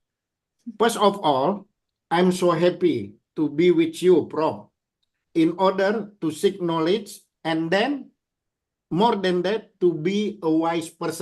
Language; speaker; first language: English; non-native, learner; Indonesian